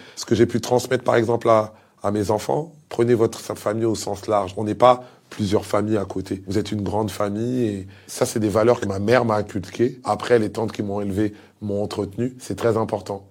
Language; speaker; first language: French; early bilingual, other home language; Lingala